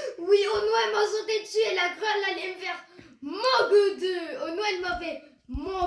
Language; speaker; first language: French; native; French